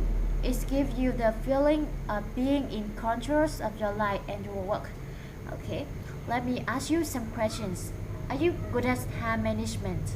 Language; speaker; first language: English; non-native, fluent; Vietnamese